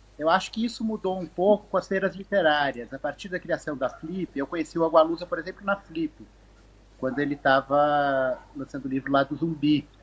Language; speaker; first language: Portuguese; native; Portuguese